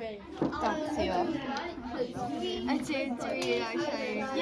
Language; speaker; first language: Welsh; non-native, learner; English